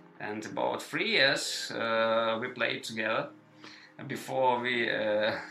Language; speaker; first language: English; non-native, learner; Ukrainian